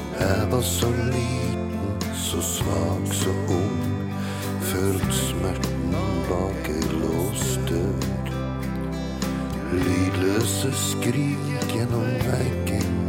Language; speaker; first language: Norwegian; native; Norwegian